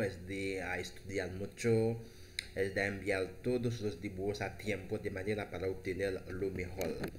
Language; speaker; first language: Spanish; non-native, learner; Haitian Creole